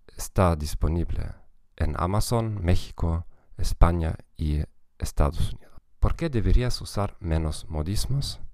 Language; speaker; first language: Spanish; non-native, fluent; German